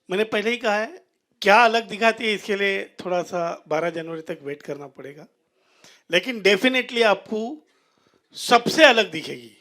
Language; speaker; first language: Hindi; native; Hindi